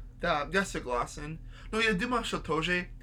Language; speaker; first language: Russian; non-native, learner; English